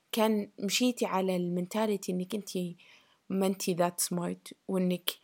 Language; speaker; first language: Arabic; early bilingual, heritage; Arabic